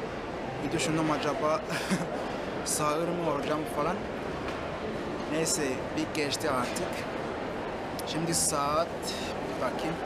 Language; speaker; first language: Turkish; non-native, fluent; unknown